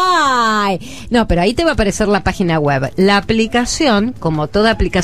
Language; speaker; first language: Spanish; native; Spanish